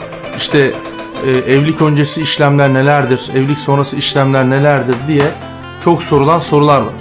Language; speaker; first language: Turkish; native; Turkish